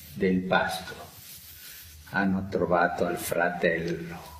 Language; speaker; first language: Italian; non-native, fluent; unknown